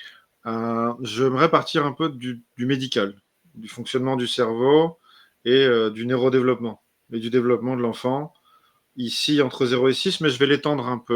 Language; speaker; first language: French; native; French